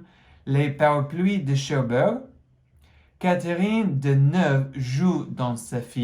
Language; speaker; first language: French; non-native, fluent; English